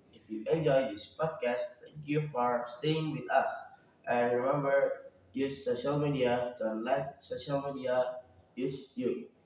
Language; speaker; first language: English; non-native, learner; Indonesian